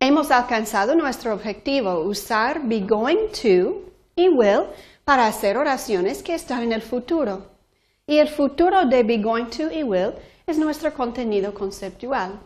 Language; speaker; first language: Spanish; non-native, fluent; English